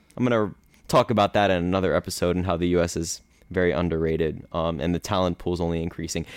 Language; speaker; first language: English; early bilingual, other home language; Greek